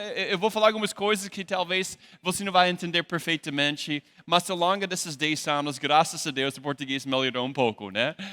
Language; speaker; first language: Portuguese; non-native, fluent; English